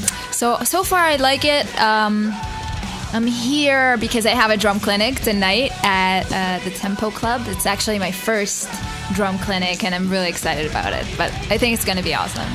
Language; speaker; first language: English; non-native, fluent; Hebrew